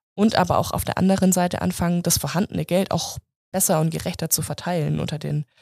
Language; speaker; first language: German; native; German